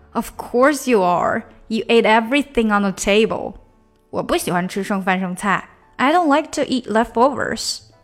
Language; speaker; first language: English; non-native, fluent; Chinese